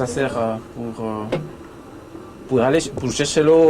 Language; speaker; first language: French; non-native, fluent; Spanish